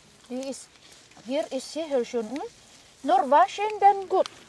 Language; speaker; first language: German; non-native, learner; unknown